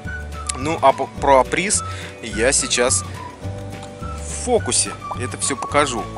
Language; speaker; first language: Russian; native; Russian